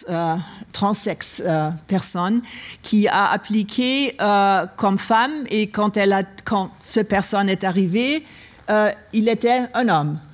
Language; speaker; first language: French; non-native, learner; German